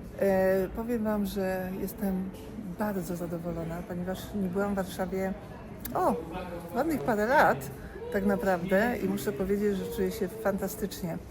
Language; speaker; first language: Polish; native; Polish